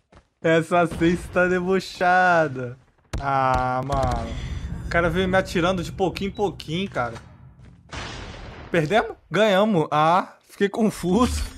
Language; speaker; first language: Portuguese; native; Portuguese